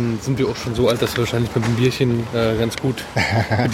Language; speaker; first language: German; native; German